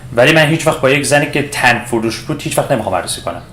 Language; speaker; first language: Persian; early bilingual, heritage; Persian